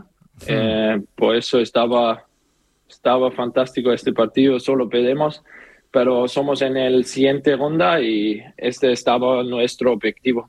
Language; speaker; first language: Spanish; non-native, learner; German